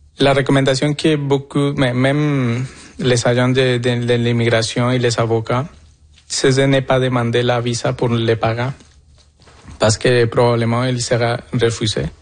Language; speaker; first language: French; non-native, fluent; Spanish